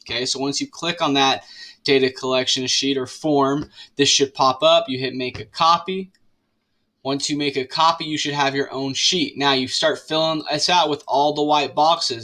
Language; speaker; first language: English; native; English